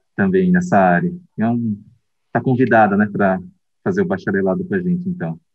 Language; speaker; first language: Portuguese; native; Portuguese